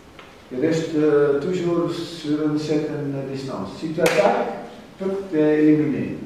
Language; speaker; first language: French; non-native, fluent; German